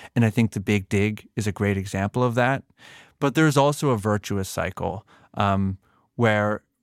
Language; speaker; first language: English; native; English